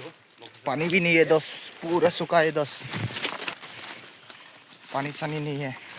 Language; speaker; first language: Hindi; non-native, local second language; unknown